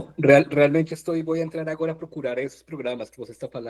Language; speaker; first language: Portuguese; non-native, fluent; Spanish